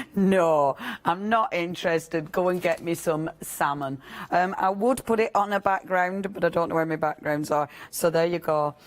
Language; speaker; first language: English; native; English